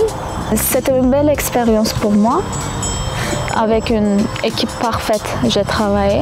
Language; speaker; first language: French; non-native, fluent; Kurdish